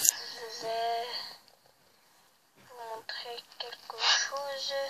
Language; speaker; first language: French; early bilingual, other home language; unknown